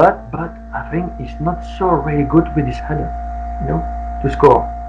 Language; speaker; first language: English; non-native, learner; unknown